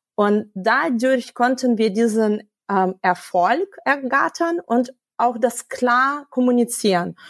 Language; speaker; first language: German; non-native, fluent; Russian